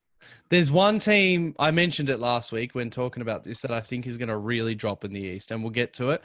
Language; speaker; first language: English; native; English